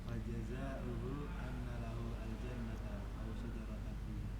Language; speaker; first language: Arabic; non-native, learner; Indonesian